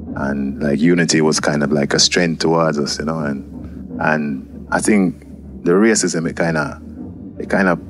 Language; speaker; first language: English; native; English